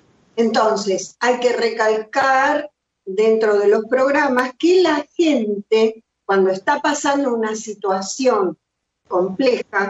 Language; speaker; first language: Spanish; native; Spanish